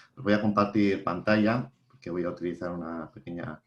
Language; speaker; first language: Spanish; native; Spanish